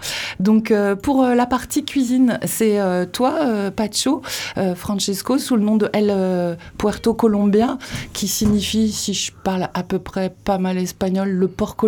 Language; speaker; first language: French; native; French